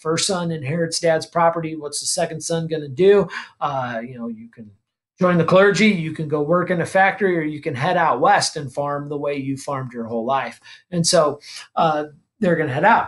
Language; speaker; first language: English; native; English